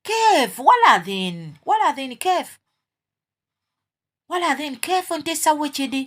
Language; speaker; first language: Arabic; non-native, learner; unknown